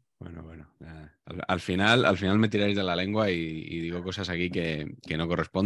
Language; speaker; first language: Spanish; native; Spanish